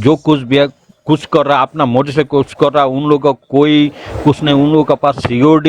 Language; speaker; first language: Hindi; non-native, learner; Bangla